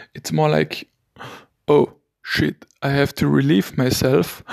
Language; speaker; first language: English; non-native, fluent; German